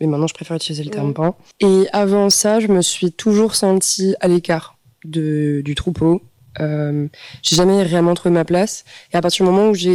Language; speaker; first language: French; native; French